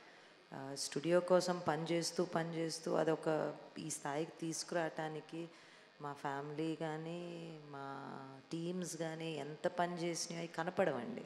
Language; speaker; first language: Telugu; native; Telugu